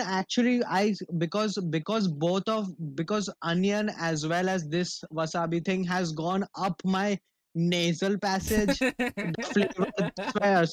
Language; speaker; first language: English; non-native, local second language; Bangla